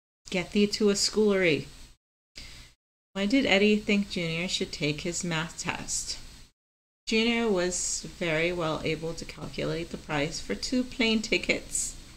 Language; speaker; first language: English; non-native, fluent; Spanish